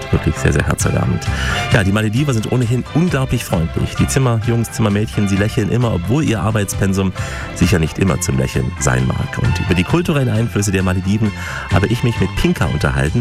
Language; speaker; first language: German; native; German